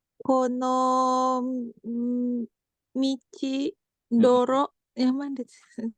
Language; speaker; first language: Japanese; non-native, learner; Indonesian